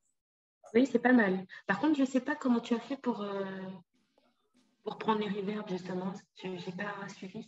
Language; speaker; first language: French; native; French